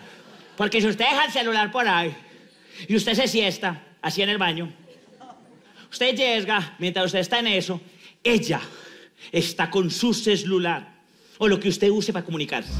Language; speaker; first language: Spanish; native; Spanish